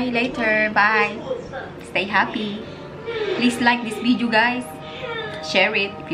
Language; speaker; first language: English; non-native, local second language; Filipino